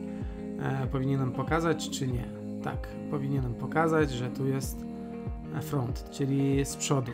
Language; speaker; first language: Polish; native; Polish